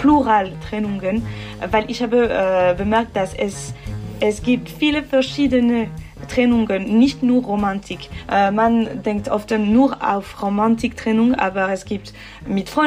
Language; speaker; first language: German; non-native, local second language; French